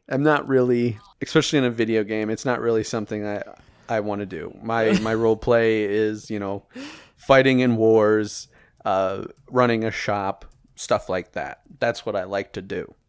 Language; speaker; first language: English; native; English